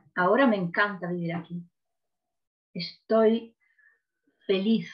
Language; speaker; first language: Spanish; non-native, fluent; Italian